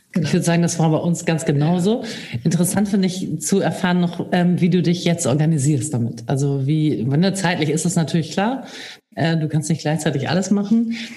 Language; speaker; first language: German; native; German